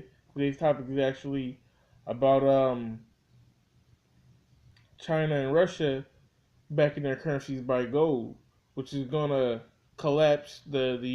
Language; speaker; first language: English; native; English